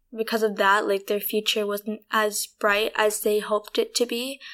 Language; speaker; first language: English; early bilingual, other home language; Vietnamese